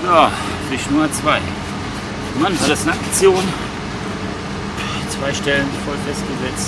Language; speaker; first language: German; native; German